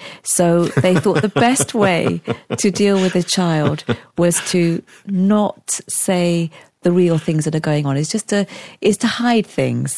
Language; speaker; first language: English; native; English